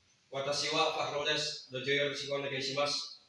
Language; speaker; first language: Japanese; non-native, learner; Indonesian